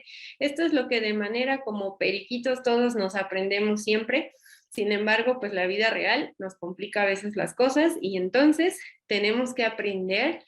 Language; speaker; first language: Spanish; native; Spanish